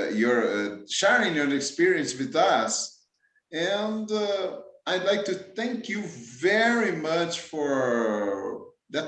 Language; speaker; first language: English; non-native, fluent; Portuguese